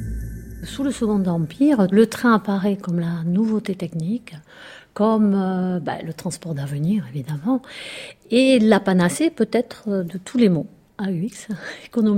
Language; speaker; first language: French; native; French